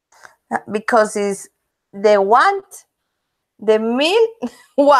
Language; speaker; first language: English; non-native, learner; Spanish